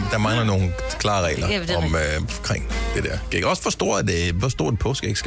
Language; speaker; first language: Danish; native; Danish